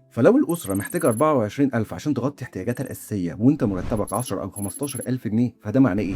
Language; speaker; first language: Arabic; native; Arabic